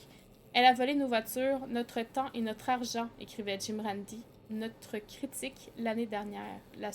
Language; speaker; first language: French; native; French